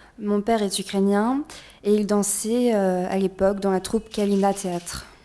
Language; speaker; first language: French; native; French